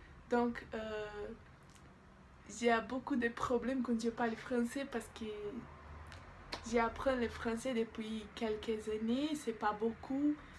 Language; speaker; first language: French; non-native, learner; Portuguese